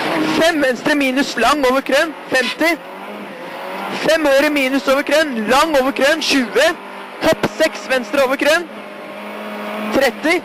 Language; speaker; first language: Norwegian; native; Norwegian